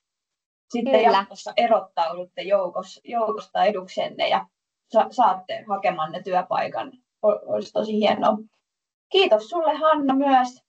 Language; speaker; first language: Finnish; native; Finnish